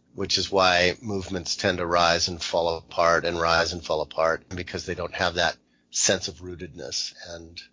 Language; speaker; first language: English; native; English